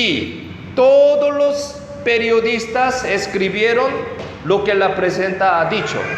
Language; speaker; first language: Spanish; non-native, fluent; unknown